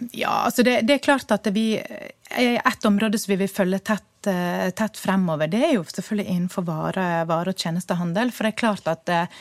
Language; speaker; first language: Norwegian; native; Norwegian